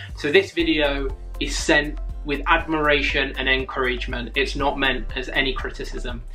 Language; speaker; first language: English; native; English